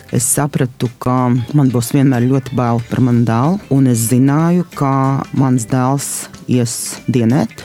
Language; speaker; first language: Latvian; non-native, local second language; Russian